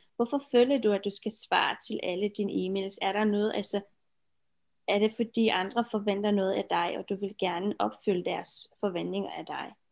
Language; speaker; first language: Danish; non-native, fluent; Romanian